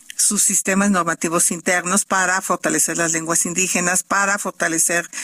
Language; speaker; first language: Spanish; native; Spanish